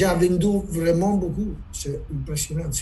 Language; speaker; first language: French; non-native, learner; Italian